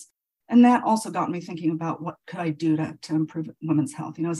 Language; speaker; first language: English; native; English